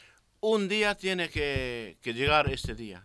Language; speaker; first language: Spanish; non-native, learner; Arabic